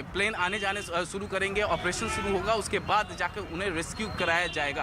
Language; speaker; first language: Hindi; native; Hindi